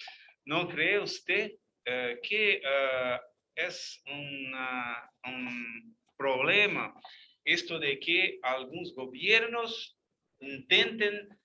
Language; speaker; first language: Spanish; non-native, fluent; Portuguese